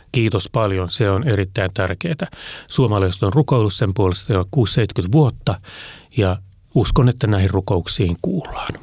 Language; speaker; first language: Finnish; native; Finnish